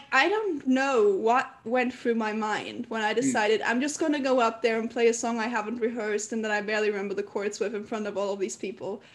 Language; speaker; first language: English; early bilingual, other home language; German